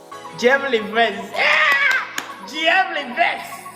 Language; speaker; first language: French; non-native, learner; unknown